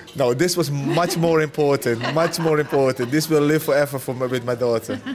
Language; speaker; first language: English; early bilingual, other home language; Dutch